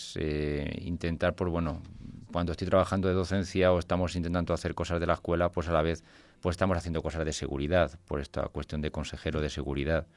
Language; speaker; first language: Spanish; native; Spanish